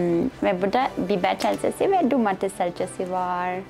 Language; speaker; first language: Turkish; non-native, fluent; German